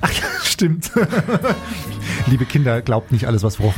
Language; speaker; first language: German; native; German